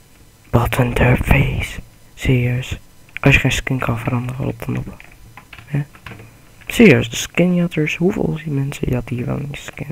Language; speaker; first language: Dutch; native; Dutch